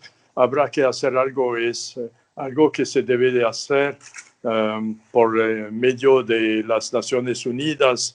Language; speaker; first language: Spanish; non-native, fluent; French